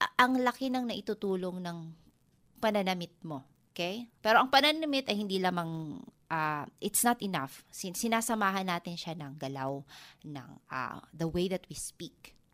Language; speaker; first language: Filipino; non-native, local second language; Waray